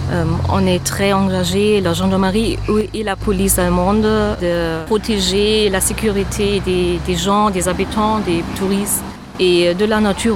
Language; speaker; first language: French; non-native, learner; German